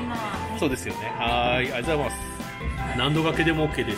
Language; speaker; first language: Japanese; native; Japanese